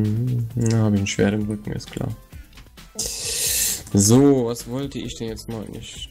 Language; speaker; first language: German; native; German